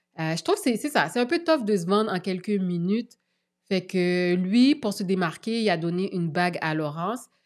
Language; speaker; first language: French; native; French